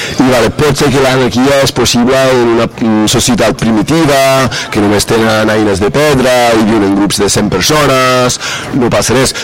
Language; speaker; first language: Catalan; non-native, fluent; English